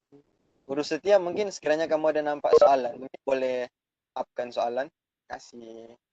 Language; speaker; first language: Malay; native; Malay